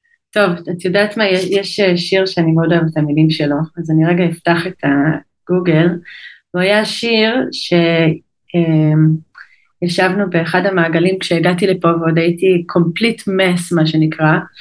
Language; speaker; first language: Hebrew; native; Hebrew